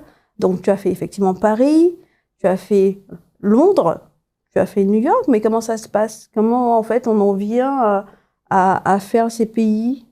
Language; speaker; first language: French; native; French